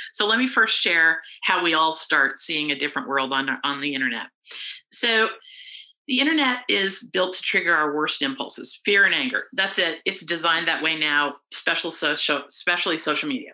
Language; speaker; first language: English; native; English